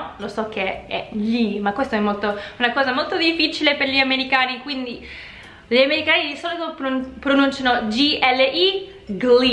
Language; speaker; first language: Italian; non-native, fluent; English